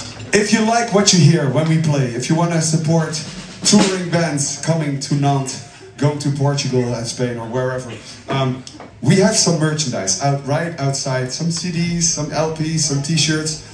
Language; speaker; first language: English; non-native, fluent; Dutch